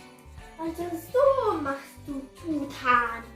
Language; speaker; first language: German; early bilingual, other home language; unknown